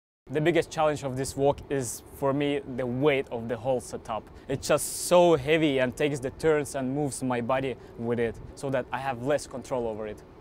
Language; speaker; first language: English; non-native, fluent; Estonian